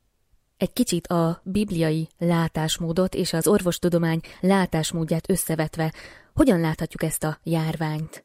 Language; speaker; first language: Hungarian; native; Hungarian